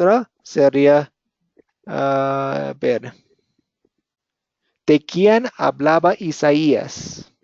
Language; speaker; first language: Spanish; non-native, fluent; English